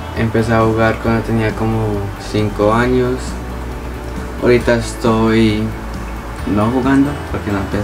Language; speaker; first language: Spanish; early bilingual, heritage; Spanish